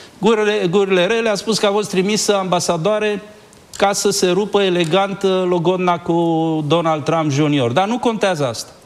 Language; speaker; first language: Romanian; native; Romanian